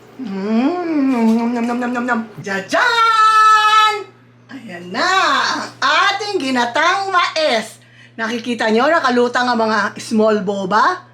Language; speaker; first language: Filipino; native; Filipino